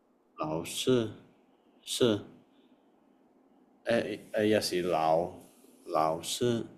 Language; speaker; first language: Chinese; non-native, learner; Indonesian